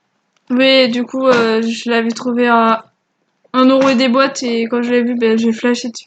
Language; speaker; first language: French; native; French